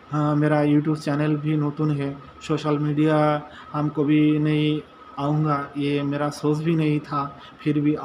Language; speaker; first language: Hindi; non-native, local second language; Bangla